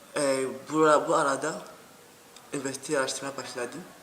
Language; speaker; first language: Turkish; non-native, learner; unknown